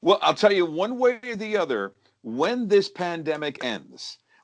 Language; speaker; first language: English; native; English